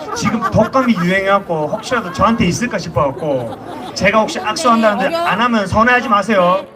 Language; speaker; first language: Korean; native; Korean